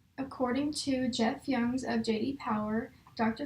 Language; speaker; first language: English; native; English